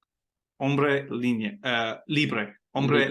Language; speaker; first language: Spanish; non-native, fluent; English